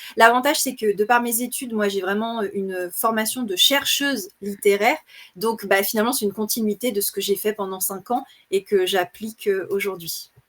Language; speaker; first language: French; native; French